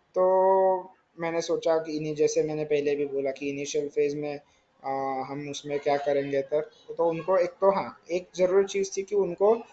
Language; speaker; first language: Hindi; non-native, local second language; Marathi